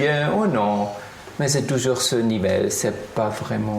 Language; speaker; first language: French; non-native, fluent; German